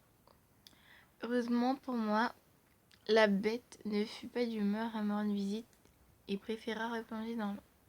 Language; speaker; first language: French; native; French